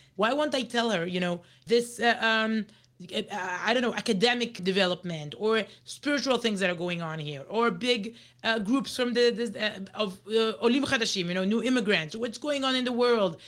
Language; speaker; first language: English; non-native, fluent; Hebrew